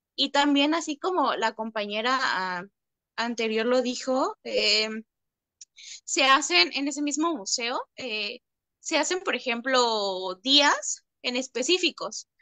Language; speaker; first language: Spanish; native; Spanish